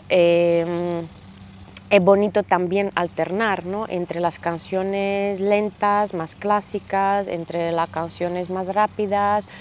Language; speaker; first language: Spanish; non-native, fluent; Slovak